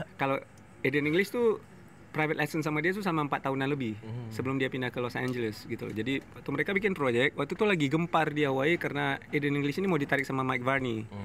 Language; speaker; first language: Indonesian; non-native, fluent; English